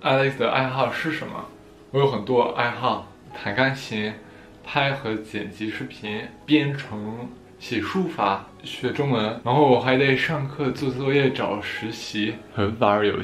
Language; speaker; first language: Chinese; non-native, fluent; French